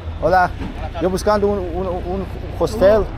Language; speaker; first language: Spanish; non-native, learner; Serbian